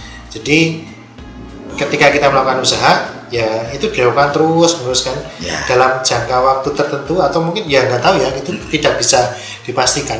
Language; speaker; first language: Indonesian; non-native, local second language; Javanese